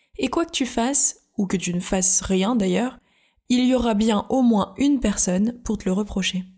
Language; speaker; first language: French; native; French